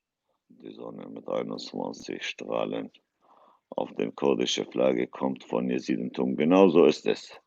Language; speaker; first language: German; non-native, fluent; Kurdish